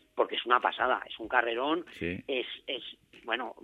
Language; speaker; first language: Spanish; native; Spanish